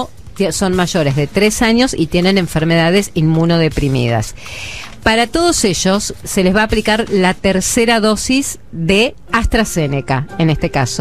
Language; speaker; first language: Spanish; native; Spanish